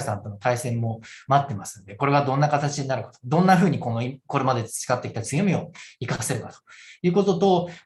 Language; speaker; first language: Japanese; native; Japanese